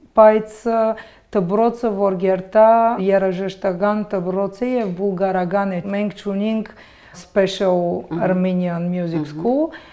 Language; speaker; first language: Armenian; early bilingual, heritage; Armenian